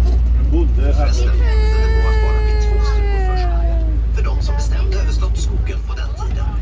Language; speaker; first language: Swedish; native; Swedish